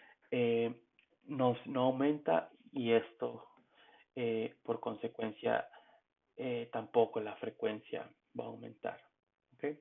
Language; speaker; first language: Spanish; native; Spanish